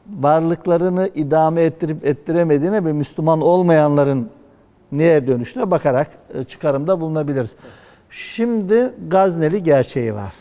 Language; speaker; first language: Turkish; native; Turkish